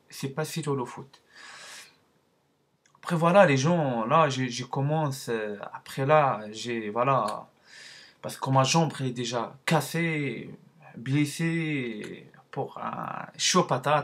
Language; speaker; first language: French; non-native, learner; Arabic